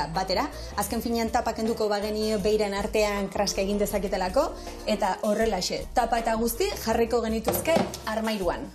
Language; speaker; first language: Basque; native; Basque